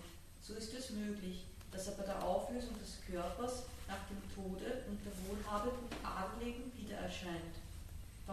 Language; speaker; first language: German; native; German